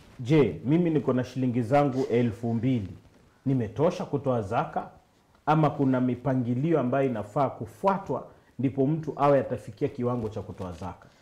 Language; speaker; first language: Swahili; native; Swahili